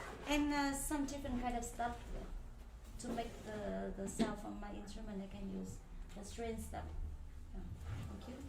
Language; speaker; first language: English; non-native, learner; Vietnamese